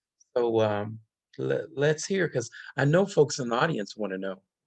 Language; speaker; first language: English; native; English